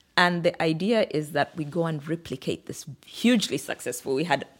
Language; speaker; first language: English; non-native, local second language; Bemba